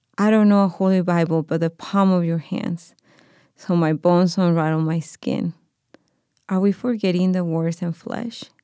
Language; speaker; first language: English; non-native, fluent; Spanish